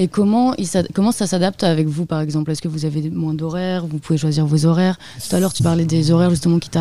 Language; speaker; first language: French; native; French